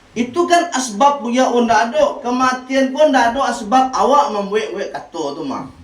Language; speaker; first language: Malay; non-native, local second language; Minangkabau